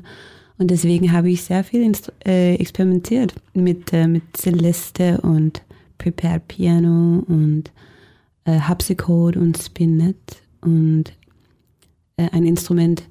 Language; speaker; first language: German; non-native, fluent; Danish